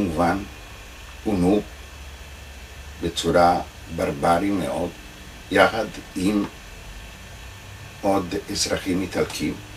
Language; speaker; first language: Hebrew; non-native, fluent; Italian